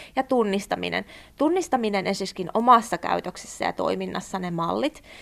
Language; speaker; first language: Finnish; native; Finnish